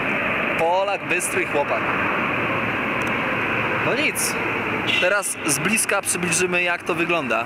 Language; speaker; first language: Polish; native; Polish